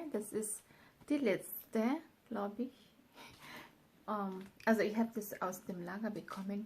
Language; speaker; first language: German; non-native, learner; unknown